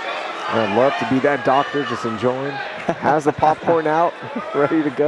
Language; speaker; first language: English; native; English